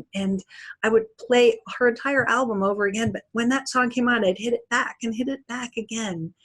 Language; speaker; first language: English; native; English